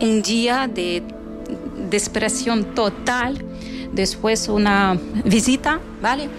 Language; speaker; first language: Spanish; non-native, fluent; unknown